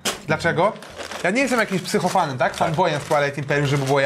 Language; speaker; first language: Polish; native; Polish